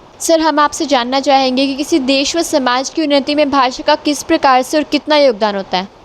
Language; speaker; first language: Hindi; native; Hindi